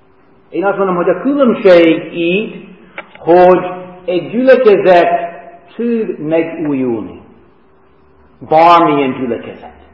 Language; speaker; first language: Hungarian; non-native, fluent; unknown